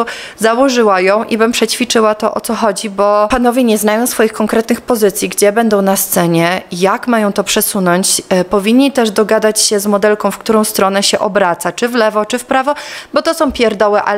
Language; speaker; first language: Polish; native; Polish